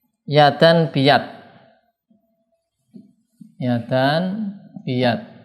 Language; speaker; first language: Arabic; non-native, fluent; Indonesian